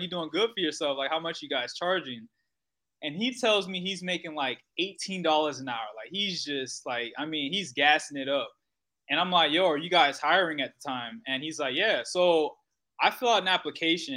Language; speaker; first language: English; native; English